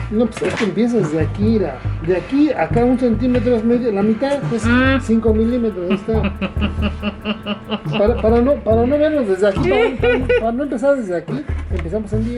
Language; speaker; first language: Spanish; native; Spanish